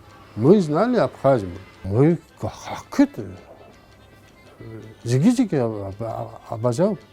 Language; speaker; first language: Russian; non-native, learner; Turkish